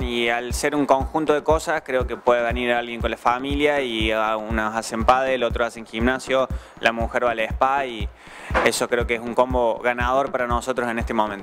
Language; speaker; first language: Spanish; native; Spanish